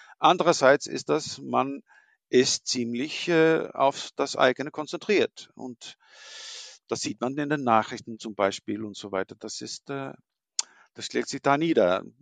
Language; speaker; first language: German; non-native, fluent; Icelandic